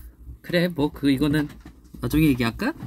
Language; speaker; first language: Korean; native; Korean